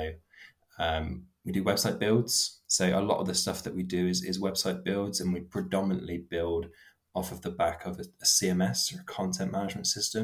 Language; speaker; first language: English; native; English